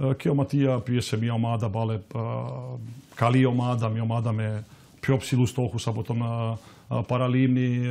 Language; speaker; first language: Greek; non-native, fluent; Serbian